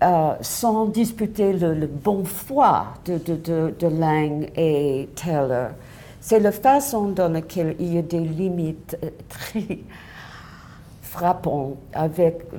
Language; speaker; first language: French; non-native, fluent; English